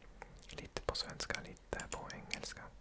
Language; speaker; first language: Swedish; non-native, learner; English